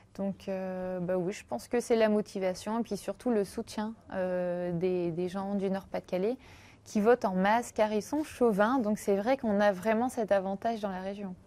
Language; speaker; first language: French; native; French